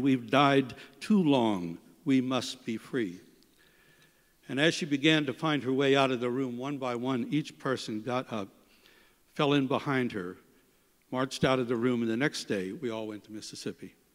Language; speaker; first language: English; native; English